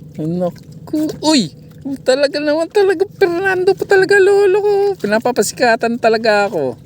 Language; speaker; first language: Filipino; native; Filipino